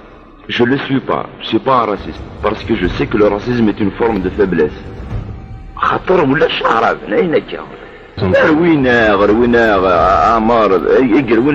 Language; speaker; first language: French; non-native, local second language; Kabyle